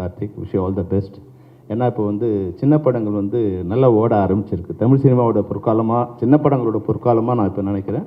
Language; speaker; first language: Tamil; native; Tamil